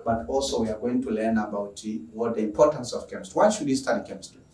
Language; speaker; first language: English; non-native, local second language; Swahili